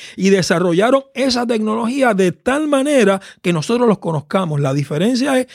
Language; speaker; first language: Spanish; native; Spanish